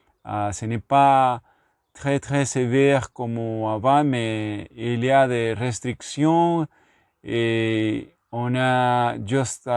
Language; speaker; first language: French; non-native, learner; Spanish